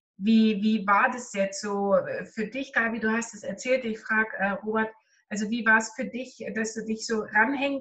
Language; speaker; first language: German; native; German